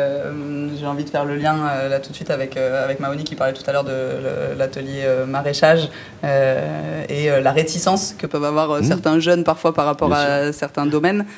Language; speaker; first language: French; native; French